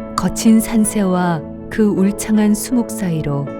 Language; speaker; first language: Korean; native; Korean